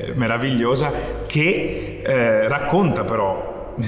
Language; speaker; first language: Italian; native; Italian